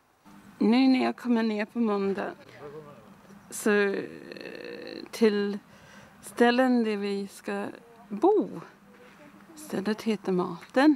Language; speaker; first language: Swedish; non-native, fluent; Māori